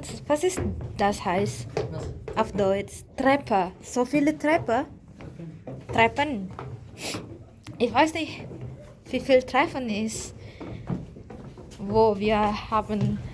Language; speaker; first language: German; non-native, learner; Indonesian